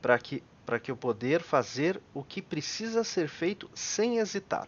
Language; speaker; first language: Portuguese; native; Portuguese